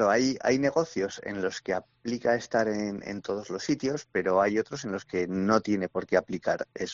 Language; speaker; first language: Spanish; native; Spanish